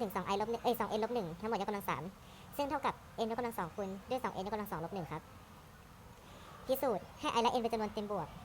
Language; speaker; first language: Thai; native; Thai